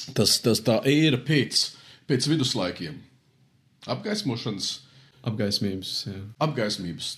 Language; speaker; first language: Latvian; early bilingual, heritage; Latvian